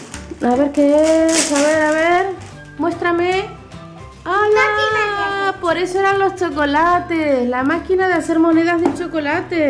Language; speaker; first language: Spanish; native; Spanish